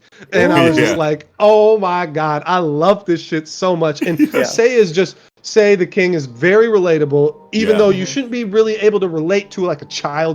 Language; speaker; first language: English; native; English